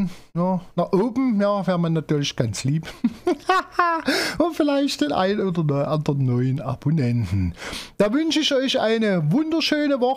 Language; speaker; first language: German; native; German